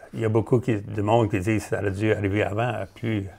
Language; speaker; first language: French; native; French